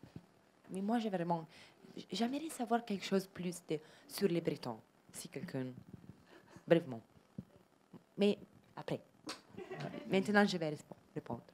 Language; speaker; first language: French; non-native, learner; Italian